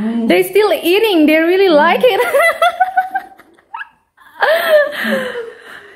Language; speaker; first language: English; non-native, learner; Indonesian